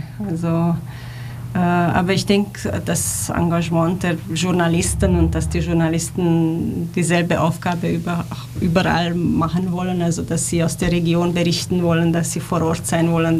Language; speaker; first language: German; non-native, fluent; Romanian